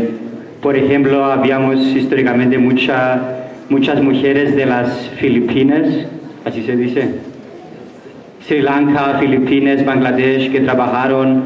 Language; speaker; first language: Spanish; non-native, fluent; Greek